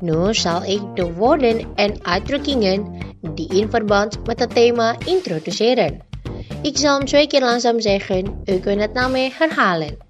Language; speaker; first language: Dutch; non-native, learner; Indonesian